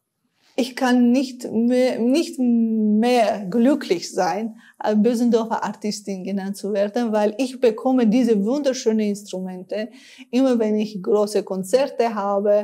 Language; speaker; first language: German; non-native, fluent; Armenian